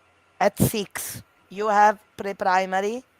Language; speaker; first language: English; non-native, fluent; Italian